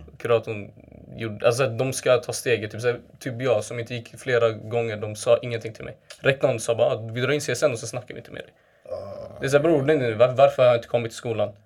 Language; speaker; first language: Swedish; early bilingual, other home language; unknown